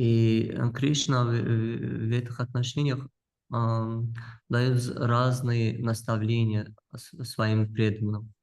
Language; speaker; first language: Russian; non-native, fluent; Georgian